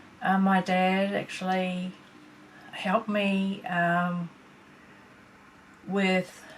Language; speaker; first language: English; native; English